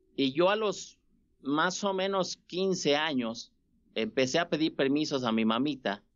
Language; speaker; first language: Spanish; native; Spanish